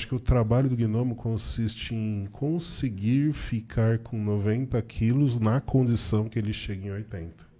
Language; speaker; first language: Portuguese; native; Portuguese